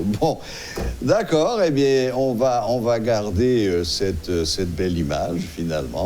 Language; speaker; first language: French; non-native, local second language; Haitian Creole